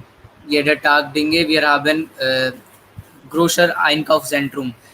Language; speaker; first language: German; non-native, learner; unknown